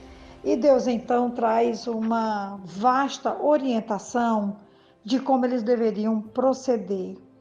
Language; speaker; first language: Portuguese; native; Portuguese